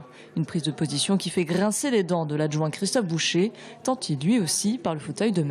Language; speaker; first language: French; native; French